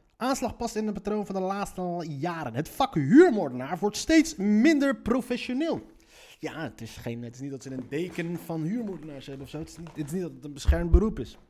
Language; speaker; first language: Dutch; early bilingual, other home language; Riffian